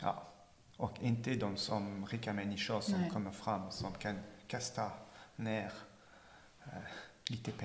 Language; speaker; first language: Swedish; non-native, fluent; French